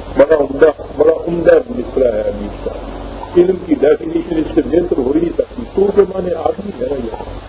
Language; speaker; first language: Urdu; native; Urdu